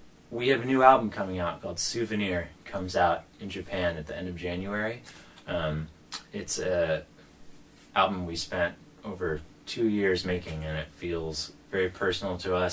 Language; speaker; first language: English; native; English